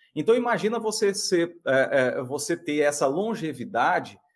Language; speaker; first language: Portuguese; native; Portuguese